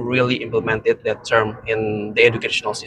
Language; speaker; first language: English; non-native, fluent; Indonesian